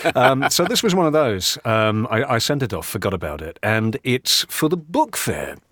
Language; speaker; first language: English; native; English